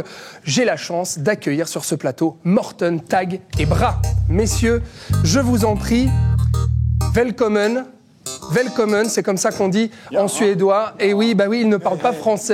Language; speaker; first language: French; native; French